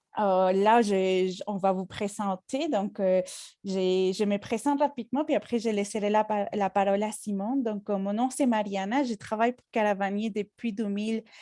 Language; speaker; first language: French; non-native, fluent; Spanish